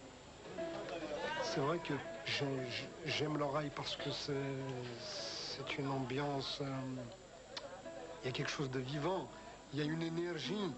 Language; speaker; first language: French; non-native, local second language; Arabic